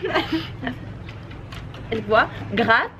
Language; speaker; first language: French; native; French